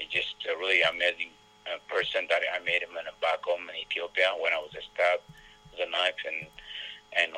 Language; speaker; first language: English; non-native, learner; Amharic